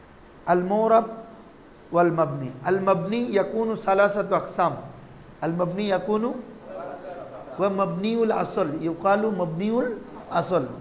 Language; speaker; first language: Arabic; non-native, fluent; Bangla